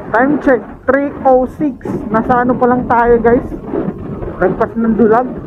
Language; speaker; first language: Filipino; non-native, local second language; Waray